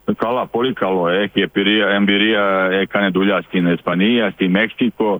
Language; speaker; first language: Greek; non-native, learner; Serbian